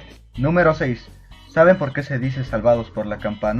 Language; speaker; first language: Spanish; native; Spanish